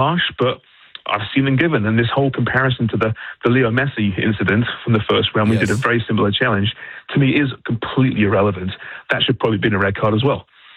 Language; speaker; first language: English; native; English